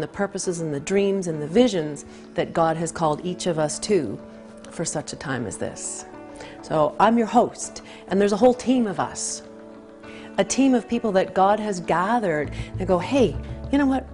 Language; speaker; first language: English; native; English